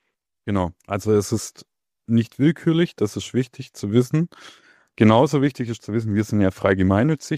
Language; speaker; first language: German; native; German